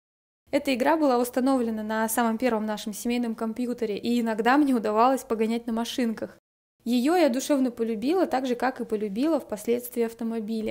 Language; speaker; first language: Russian; native; Russian